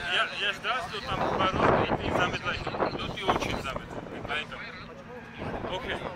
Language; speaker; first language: Russian; non-native, learner; Georgian